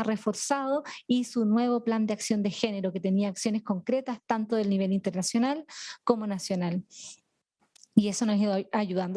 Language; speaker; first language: Spanish; native; Spanish